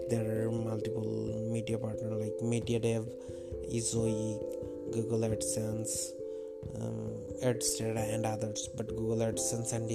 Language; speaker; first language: English; non-native, local second language; Bangla